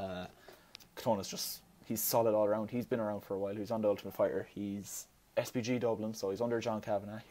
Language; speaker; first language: English; native; English